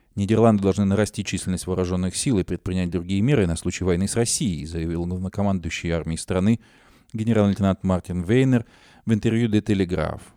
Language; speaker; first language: Russian; native; Russian